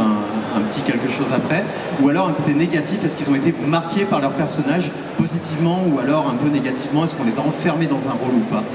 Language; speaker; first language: French; native; French